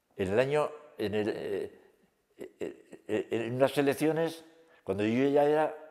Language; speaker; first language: Spanish; native; Spanish